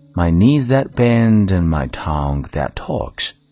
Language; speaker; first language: English; non-native, fluent; Chinese